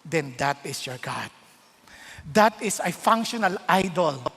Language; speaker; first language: English; non-native, local second language; Filipino